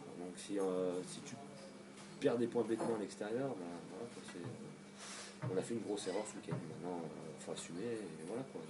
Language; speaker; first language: French; native; French